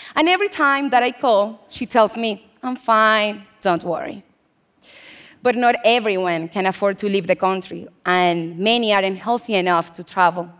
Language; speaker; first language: English; non-native, fluent; Spanish